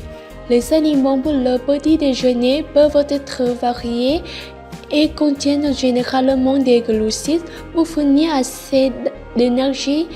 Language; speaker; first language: French; non-native, learner; Vietnamese